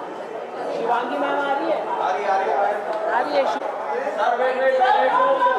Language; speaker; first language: Hindi; native; Hindi